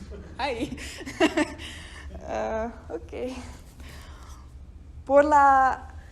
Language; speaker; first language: Spanish; non-native, fluent; English